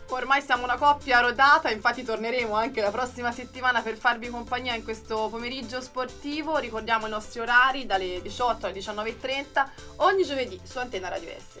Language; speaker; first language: Italian; native; Italian